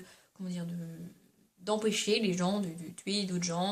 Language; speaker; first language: French; native; French